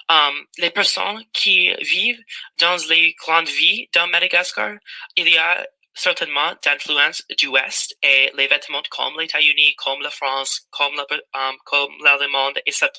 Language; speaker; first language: French; non-native, learner; English